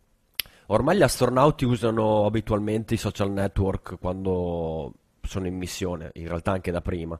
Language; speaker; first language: Italian; native; Italian